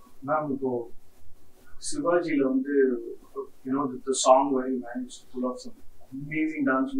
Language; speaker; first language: Tamil; native; Tamil